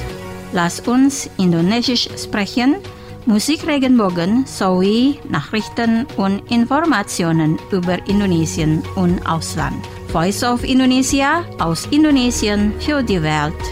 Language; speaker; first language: German; non-native, fluent; Indonesian